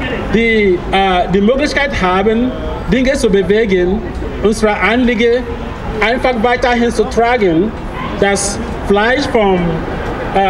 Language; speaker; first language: German; non-native, fluent; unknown